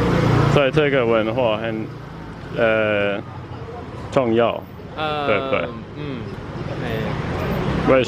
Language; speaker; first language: Chinese; non-native, learner; Finnish